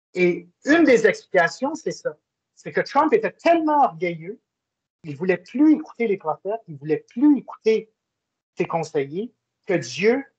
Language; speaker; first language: French; native; French